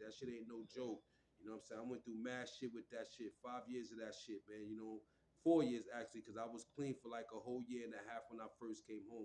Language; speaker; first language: English; native; English